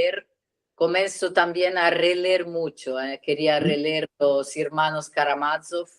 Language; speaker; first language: Spanish; non-native, learner; Italian